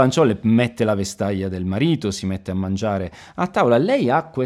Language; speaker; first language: Italian; native; Italian